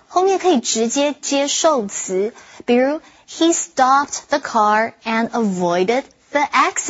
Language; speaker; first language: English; non-native, fluent; Chinese